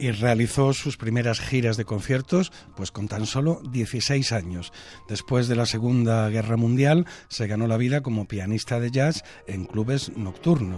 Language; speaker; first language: Spanish; native; Spanish